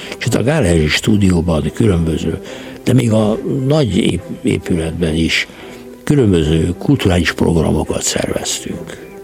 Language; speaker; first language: Hungarian; native; Hungarian